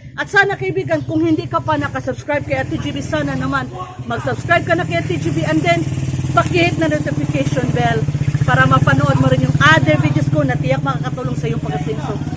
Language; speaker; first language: Filipino; non-native, local second language; Cebuano